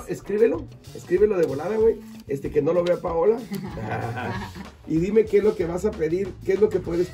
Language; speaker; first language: Spanish; native; Spanish